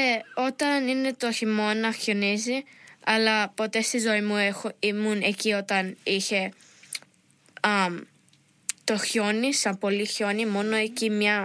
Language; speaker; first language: Greek; early bilingual, heritage; English